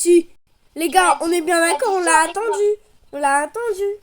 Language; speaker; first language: French; native; French